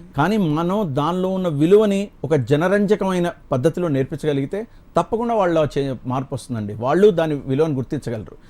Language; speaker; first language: Telugu; native; Telugu